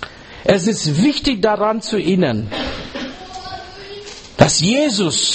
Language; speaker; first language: German; non-native, learner; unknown